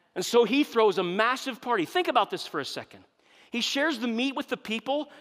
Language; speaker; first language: English; native; English